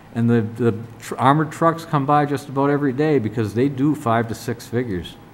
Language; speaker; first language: English; native; English